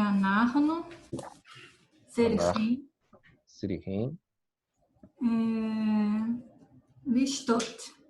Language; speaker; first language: Hebrew; non-native, learner; Portuguese